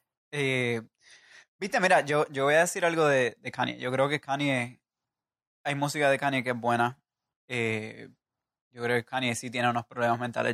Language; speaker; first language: Spanish; native; Spanish